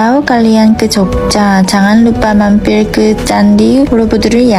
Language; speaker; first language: Indonesian; non-native, learner; Korean